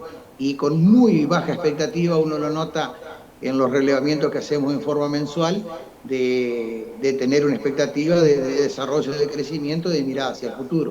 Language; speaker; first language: Spanish; native; Spanish